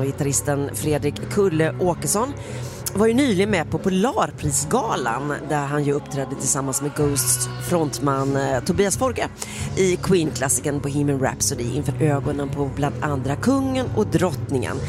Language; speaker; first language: Swedish; native; Swedish